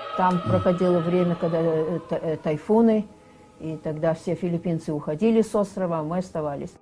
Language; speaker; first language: Russian; native; Russian